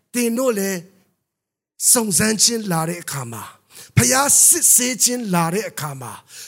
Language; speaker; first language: Burmese; non-native, local second language; S'gaw Karen